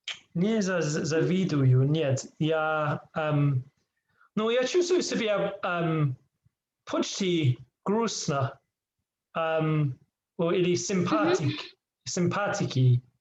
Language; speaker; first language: Russian; non-native, learner; English